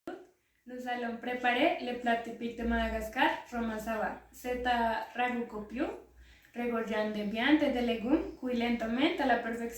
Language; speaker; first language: French; non-native, learner; Spanish